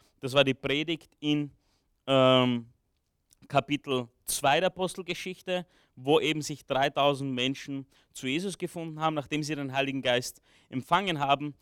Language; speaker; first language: German; early bilingual, other home language; Romanian